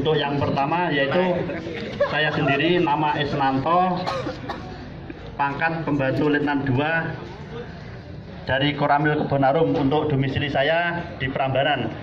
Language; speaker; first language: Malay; non-native, local second language; Javanese